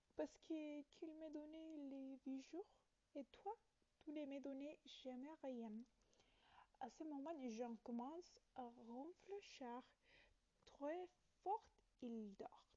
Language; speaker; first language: French; non-native, learner; Italian